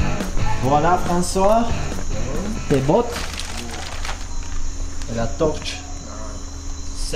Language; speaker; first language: French; non-native, local second language; Slovak